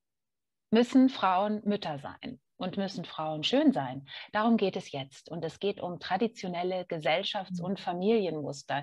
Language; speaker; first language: German; native; German